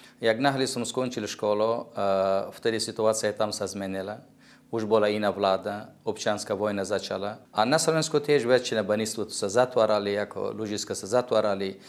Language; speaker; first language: Slovak; non-native, fluent; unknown